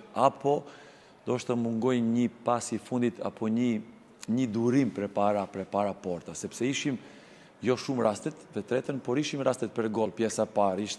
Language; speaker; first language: Albanian; non-native, learner; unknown